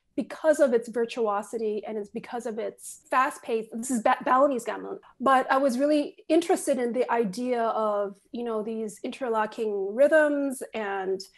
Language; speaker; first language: English; native; English